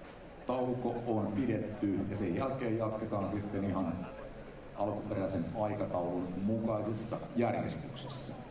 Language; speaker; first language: Finnish; native; Finnish